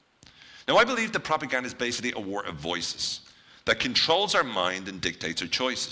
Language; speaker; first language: English; native; English